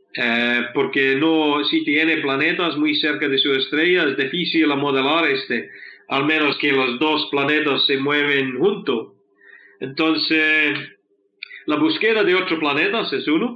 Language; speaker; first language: Spanish; non-native, fluent; English